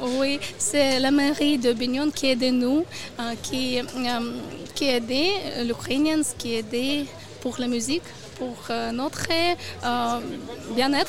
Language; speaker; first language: French; non-native, learner; Ukrainian